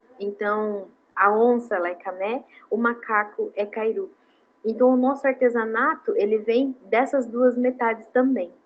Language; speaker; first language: Portuguese; non-native, local second language; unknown